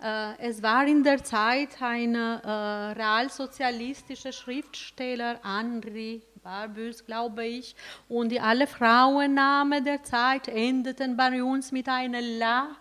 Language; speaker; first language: German; non-native, fluent; Albanian